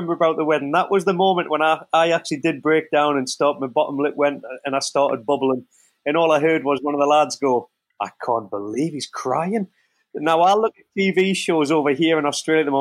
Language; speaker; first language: English; native; English